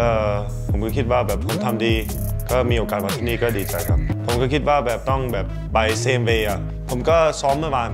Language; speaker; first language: Thai; early bilingual, heritage; Thai